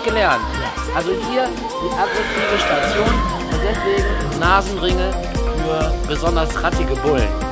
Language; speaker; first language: German; native; German